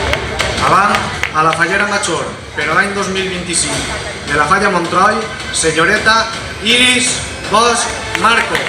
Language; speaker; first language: Catalan; native; Catalan